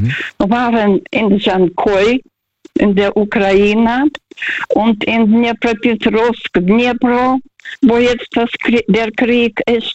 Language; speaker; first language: German; non-native, fluent; Russian